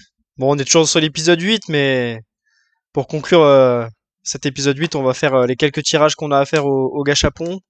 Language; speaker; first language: French; native; French